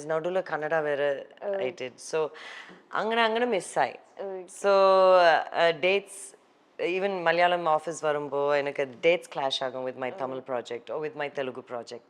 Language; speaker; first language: Tamil; early bilingual, heritage; Tamil